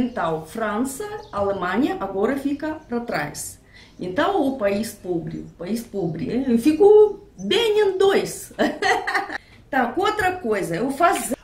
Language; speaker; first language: Portuguese; non-native, fluent; Russian